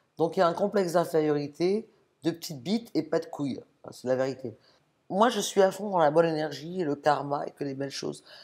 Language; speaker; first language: French; native; French